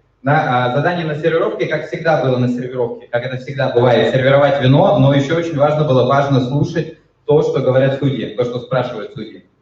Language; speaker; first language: Russian; native; Russian